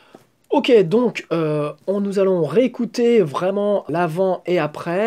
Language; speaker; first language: French; native; French